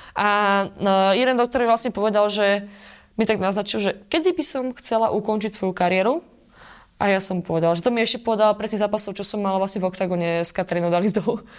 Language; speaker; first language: Slovak; native; Slovak